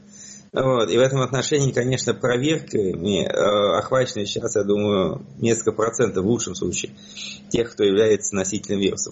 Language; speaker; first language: Russian; native; Russian